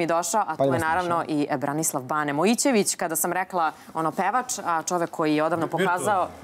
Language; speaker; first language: Serbian; native; Serbian